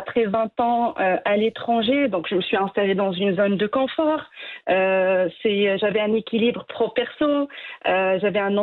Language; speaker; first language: French; non-native, local second language; Arabic